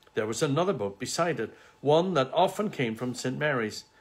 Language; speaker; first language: English; native; English